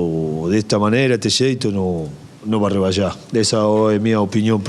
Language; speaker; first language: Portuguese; non-native, learner; Spanish